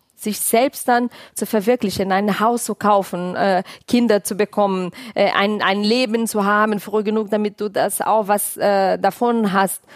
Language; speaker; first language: German; non-native, fluent; Portuguese